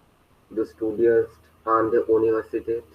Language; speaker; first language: German; non-native, learner; Hindi